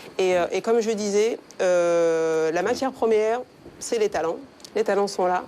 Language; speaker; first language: French; early bilingual, other home language; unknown